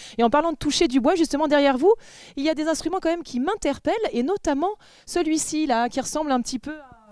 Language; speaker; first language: French; native; French